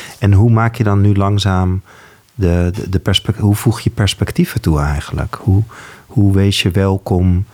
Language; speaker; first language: Dutch; native; Dutch